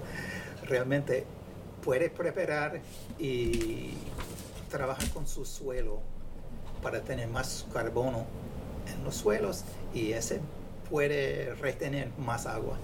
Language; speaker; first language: Spanish; non-native, fluent; English